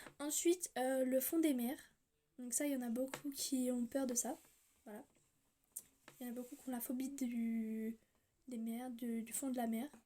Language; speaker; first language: French; native; French